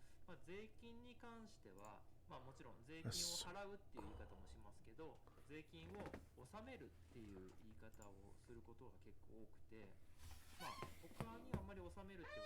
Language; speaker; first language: Japanese; native; Japanese